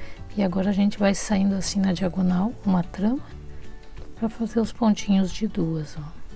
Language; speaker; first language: Portuguese; native; Portuguese